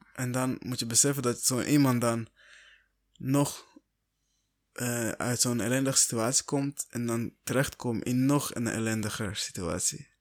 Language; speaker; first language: Dutch; non-native, fluent; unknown